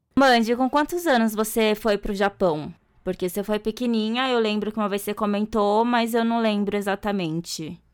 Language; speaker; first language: Portuguese; native; Portuguese